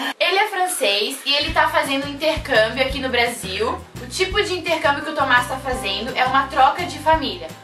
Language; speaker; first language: Portuguese; native; Portuguese